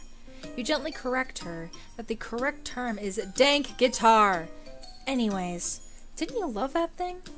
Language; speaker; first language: English; native; English